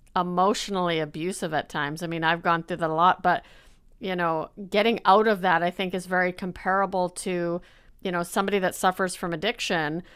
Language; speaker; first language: English; native; English